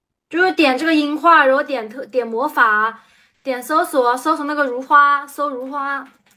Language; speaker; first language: Chinese; native; Chinese